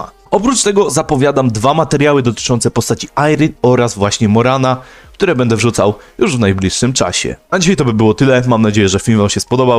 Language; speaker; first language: Polish; native; Polish